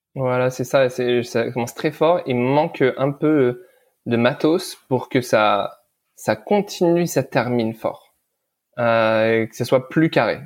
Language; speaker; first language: French; early bilingual, other home language; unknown